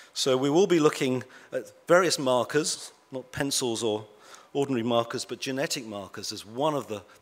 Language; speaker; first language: English; native; English